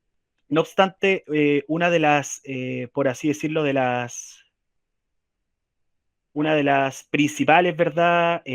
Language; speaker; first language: Spanish; native; Spanish